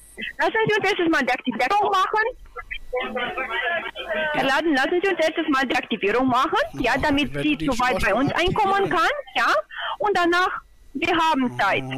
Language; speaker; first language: German; non-native, learner; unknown